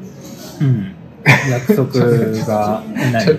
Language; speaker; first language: Japanese; native; Japanese